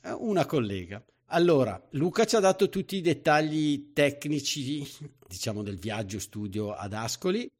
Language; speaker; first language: Italian; native; Italian